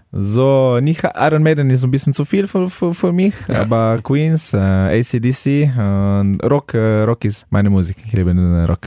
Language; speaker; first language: German; non-native, learner; Slovenian